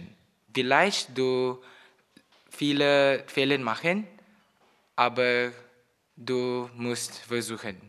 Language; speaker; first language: German; non-native, learner; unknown